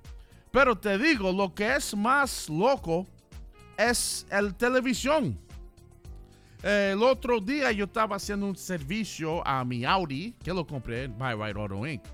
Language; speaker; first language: Spanish; early bilingual, heritage; Spanish